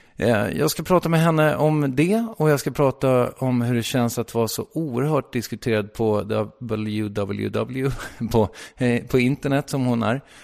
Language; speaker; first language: Swedish; native; Swedish